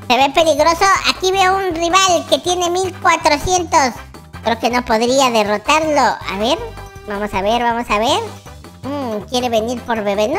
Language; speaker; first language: Spanish; native; Spanish